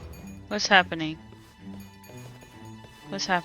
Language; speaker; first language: English; native; English